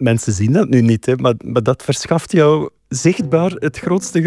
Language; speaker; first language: Dutch; native; Dutch